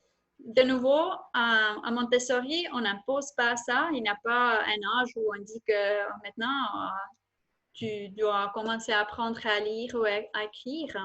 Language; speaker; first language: French; non-native, fluent; Estonian